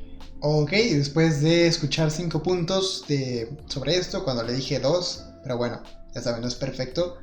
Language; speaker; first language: Spanish; native; Spanish